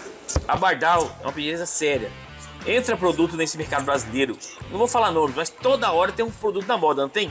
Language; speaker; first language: Portuguese; native; Portuguese